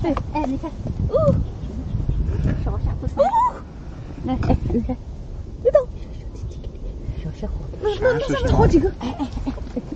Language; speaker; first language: Chinese; native; Chinese